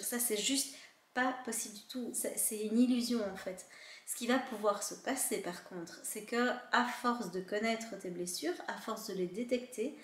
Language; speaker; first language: French; native; French